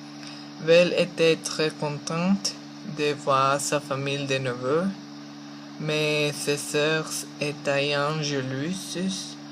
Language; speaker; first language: French; non-native, learner; Spanish